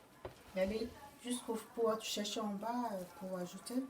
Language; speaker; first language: French; non-native, learner; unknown